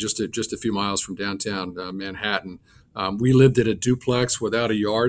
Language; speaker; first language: English; native; English